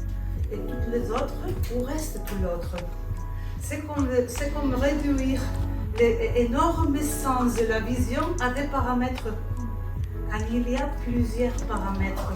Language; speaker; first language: French; non-native, fluent; Spanish